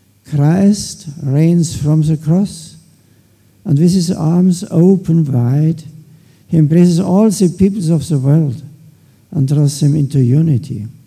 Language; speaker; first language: English; non-native, fluent; German